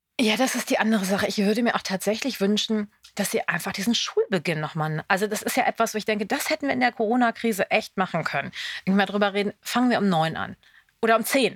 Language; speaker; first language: German; native; German